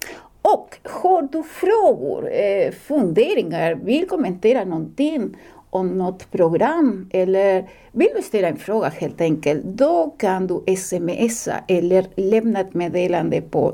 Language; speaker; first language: Swedish; non-native, fluent; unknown